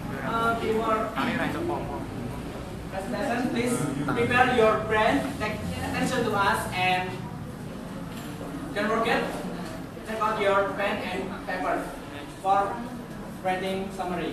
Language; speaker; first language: English; non-native, learner; Indonesian